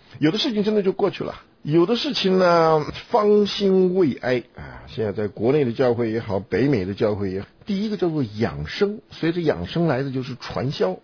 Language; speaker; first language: Chinese; native; Chinese